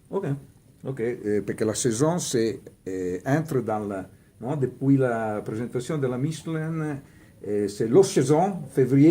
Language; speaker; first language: French; non-native, learner; Italian